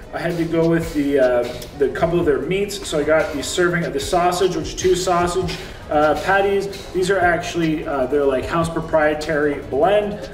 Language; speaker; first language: English; native; English